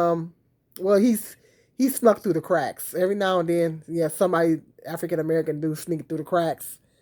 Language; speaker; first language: English; native; English